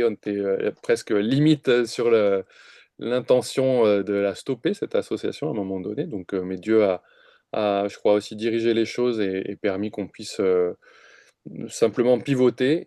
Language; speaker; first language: French; native; French